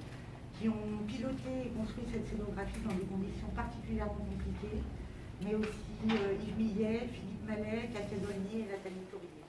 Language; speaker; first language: French; native; French